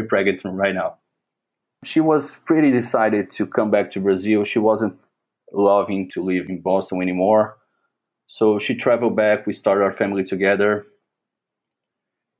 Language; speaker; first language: English; non-native, fluent; Portuguese